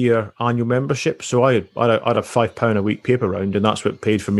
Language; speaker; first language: English; native; English